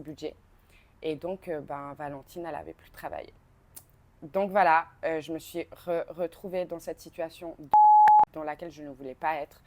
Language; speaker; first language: French; native; French